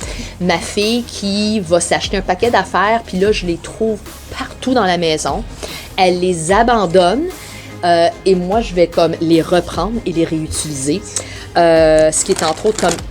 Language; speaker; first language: French; native; French